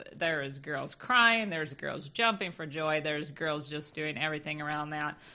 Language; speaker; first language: English; native; English